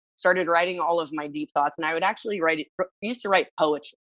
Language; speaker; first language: English; native; English